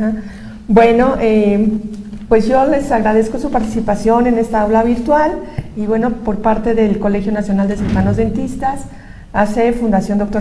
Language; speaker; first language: Spanish; native; Spanish